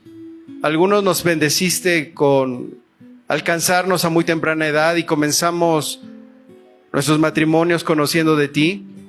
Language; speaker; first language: Spanish; native; Spanish